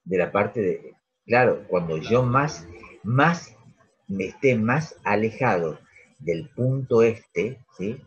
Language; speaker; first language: Spanish; native; Spanish